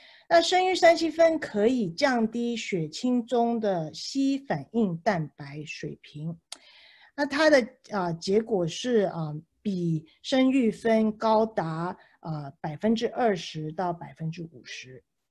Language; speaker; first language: Chinese; early bilingual, heritage; Chinese